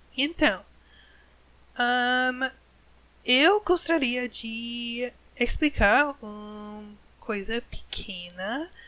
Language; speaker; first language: Portuguese; non-native, learner; English